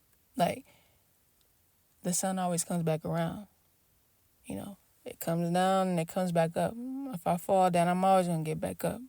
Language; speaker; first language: English; native; English